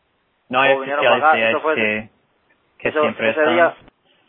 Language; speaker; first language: Spanish; non-native, fluent; English